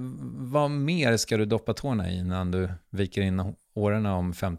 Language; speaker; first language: Swedish; native; Swedish